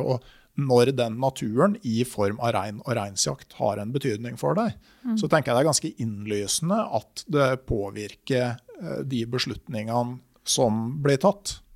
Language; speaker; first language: Norwegian; native; Norwegian